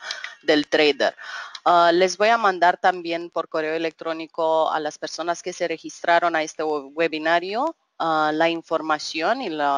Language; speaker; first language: Spanish; non-native, fluent; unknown